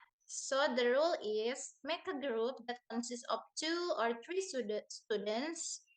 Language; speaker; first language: English; non-native, learner; Indonesian